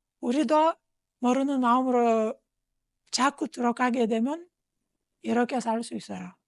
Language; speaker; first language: Korean; non-native, fluent; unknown